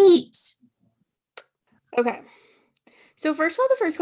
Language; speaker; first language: English; native; English